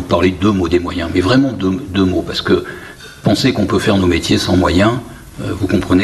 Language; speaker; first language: French; native; French